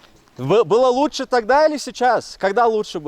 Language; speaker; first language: Russian; early bilingual, heritage; Russian